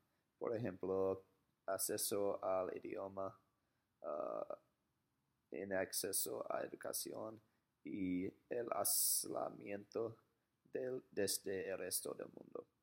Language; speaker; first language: Spanish; non-native, learner; English